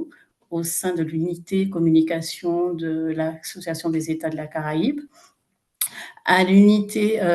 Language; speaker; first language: French; native; French